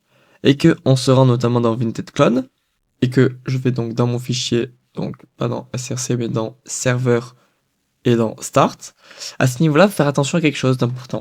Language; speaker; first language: French; native; French